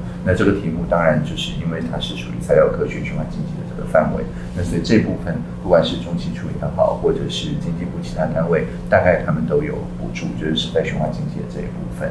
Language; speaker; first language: Chinese; native; Chinese